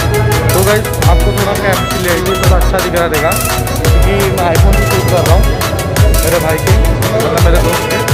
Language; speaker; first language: Hindi; native; Hindi